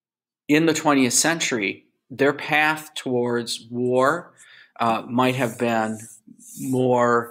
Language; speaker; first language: English; native; English